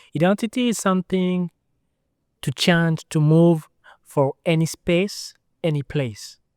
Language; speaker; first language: English; non-native, learner; Lingala